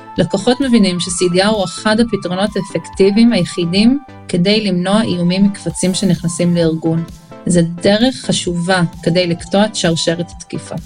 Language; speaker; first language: Hebrew; non-native, fluent; English